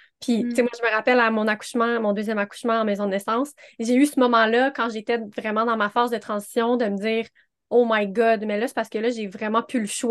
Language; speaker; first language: French; native; French